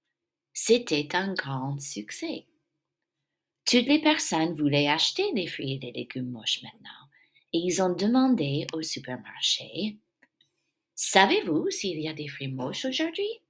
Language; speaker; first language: French; non-native, fluent; English